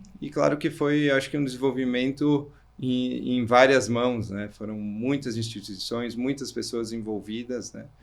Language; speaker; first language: Portuguese; native; Portuguese